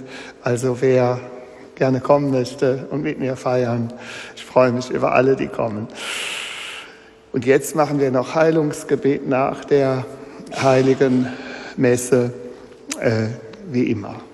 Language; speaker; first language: German; native; German